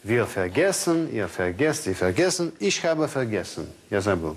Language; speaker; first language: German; non-native, fluent; Russian